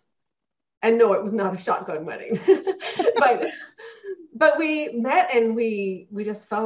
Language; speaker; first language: English; native; English